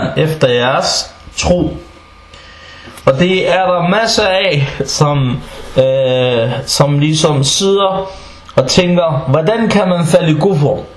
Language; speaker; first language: Danish; early bilingual, other home language; Arabic